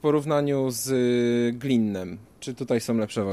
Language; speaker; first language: Polish; native; Polish